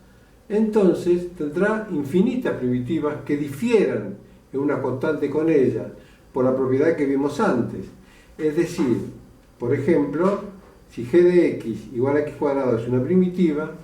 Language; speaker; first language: Spanish; native; Spanish